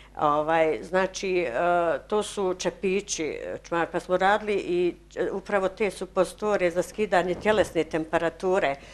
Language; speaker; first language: Bosnian; native; Bosnian